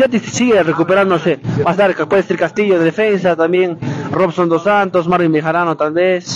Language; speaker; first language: Spanish; native; Spanish